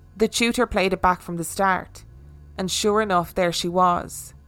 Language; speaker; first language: English; native; English